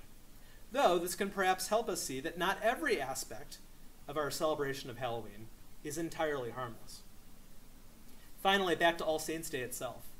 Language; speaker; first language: English; native; English